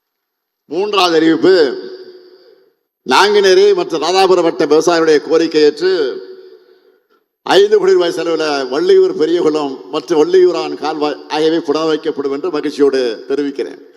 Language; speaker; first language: Tamil; native; Tamil